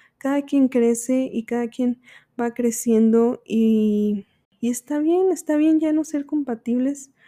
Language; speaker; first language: Spanish; early bilingual, heritage; Spanish